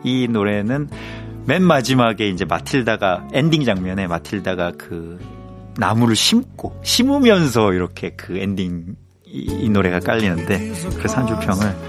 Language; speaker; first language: Korean; native; Korean